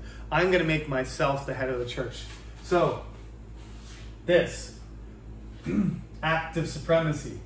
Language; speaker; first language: English; native; English